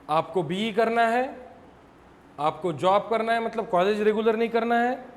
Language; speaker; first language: Hindi; non-native, local second language; Marathi